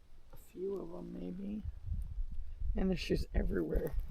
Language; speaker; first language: English; native; English